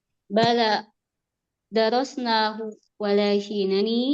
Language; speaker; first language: Arabic; non-native, learner; Indonesian